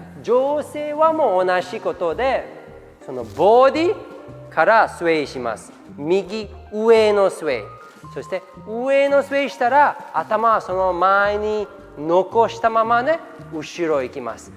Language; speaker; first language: Japanese; non-native, fluent; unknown